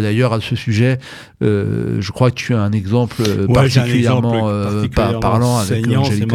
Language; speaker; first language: French; native; French